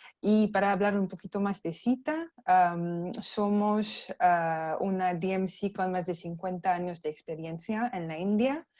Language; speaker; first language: Spanish; non-native, fluent; French